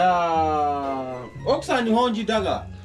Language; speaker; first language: Japanese; non-native, learner; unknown